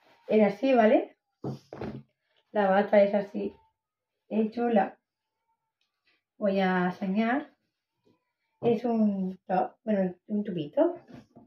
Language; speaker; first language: Spanish; non-native, local second language; Catalan